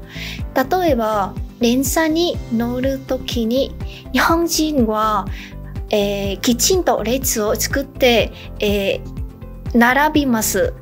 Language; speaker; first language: Japanese; non-native, learner; Vietnamese